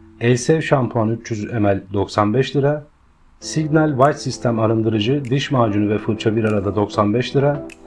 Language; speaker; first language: Turkish; native; Turkish